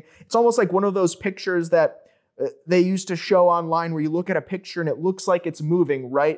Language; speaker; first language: English; native; English